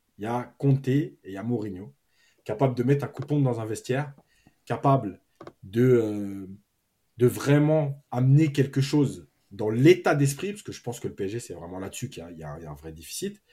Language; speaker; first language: French; native; French